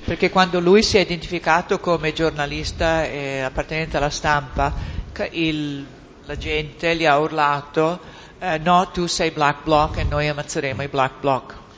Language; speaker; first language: Italian; native; Italian